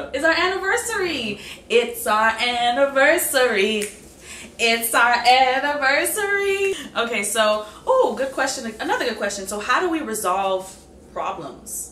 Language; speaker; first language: English; native; English